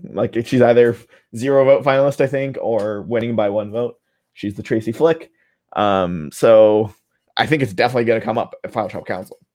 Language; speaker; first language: English; native; English